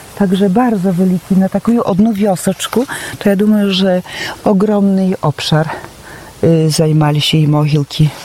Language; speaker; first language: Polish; non-native, local second language; Belarusian